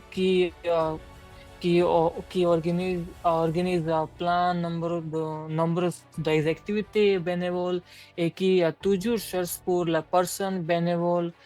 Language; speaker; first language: French; non-native, learner; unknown